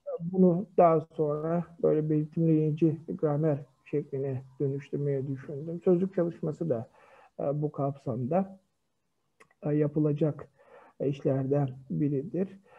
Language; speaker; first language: Turkish; non-native, fluent; Kyrgyz